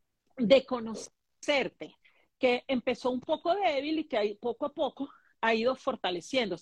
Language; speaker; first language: Spanish; native; Spanish